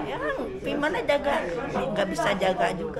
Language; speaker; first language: Indonesian; non-native, local second language; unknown